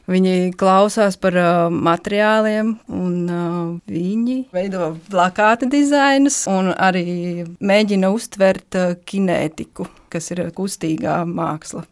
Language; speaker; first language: Latvian; native; Latvian